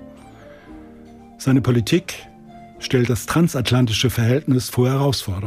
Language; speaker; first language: German; native; German